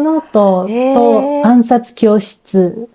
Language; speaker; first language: Japanese; non-native, learner; English